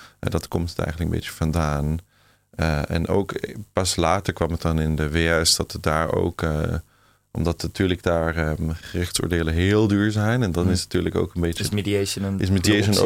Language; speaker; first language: Dutch; non-native, fluent; German